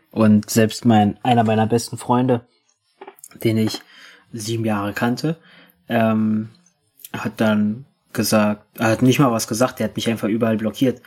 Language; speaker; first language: German; native; German